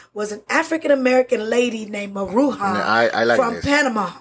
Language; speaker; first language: English; early bilingual, other home language; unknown